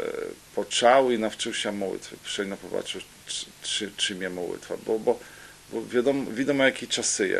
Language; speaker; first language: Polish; non-native, local second language; Rusyn